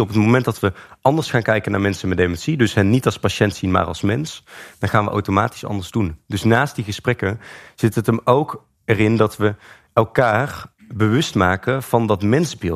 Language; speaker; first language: Dutch; native; Dutch